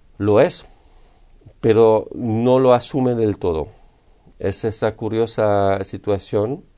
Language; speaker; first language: Spanish; non-native, fluent; French